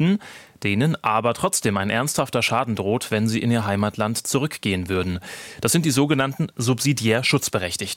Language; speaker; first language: German; native; German